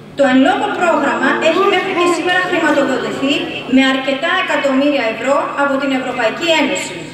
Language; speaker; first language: Greek; non-native, local second language; Bulgarian